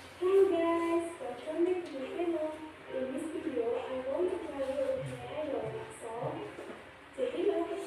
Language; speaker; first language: English; non-native, learner; Indonesian